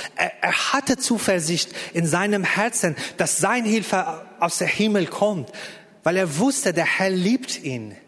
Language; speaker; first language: German; non-native, fluent; Persian